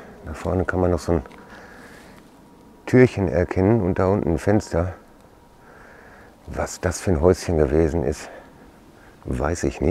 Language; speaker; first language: German; native; German